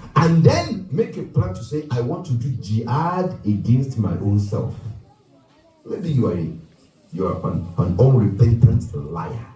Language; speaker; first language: English; non-native, local second language; Yoruba